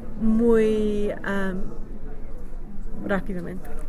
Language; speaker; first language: Spanish; non-native, learner; English